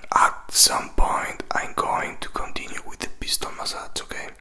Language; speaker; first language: English; non-native, fluent; Spanish